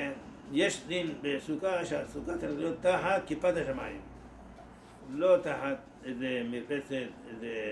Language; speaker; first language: Hebrew; non-native, fluent; Persian